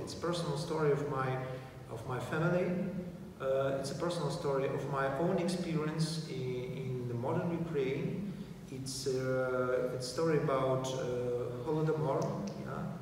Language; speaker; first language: English; non-native, fluent; Ukrainian